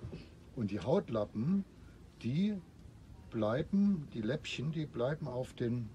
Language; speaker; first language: German; native; German